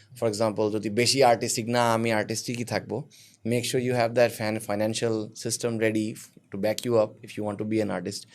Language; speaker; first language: English; non-native, local second language; Bangla